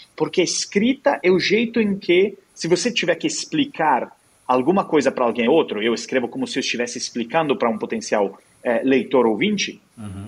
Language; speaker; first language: Portuguese; non-native, fluent; Italian